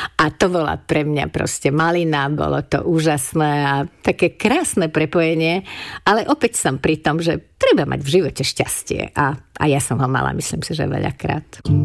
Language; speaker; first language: Slovak; non-native, local second language; Hungarian